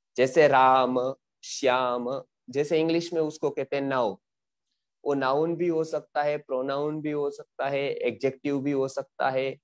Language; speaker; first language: Hindi; non-native, local second language; Gujarati